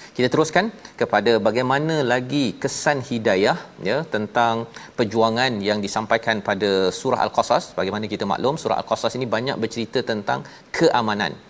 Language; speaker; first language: Malay; native; Malay